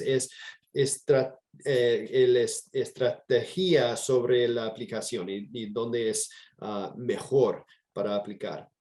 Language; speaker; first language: Spanish; non-native, fluent; English